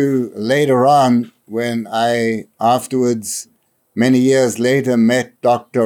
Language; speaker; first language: English; native; English